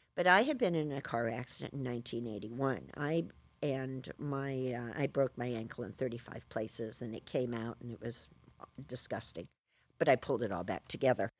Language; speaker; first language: English; native; English